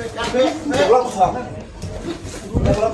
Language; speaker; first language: Thai; native; Thai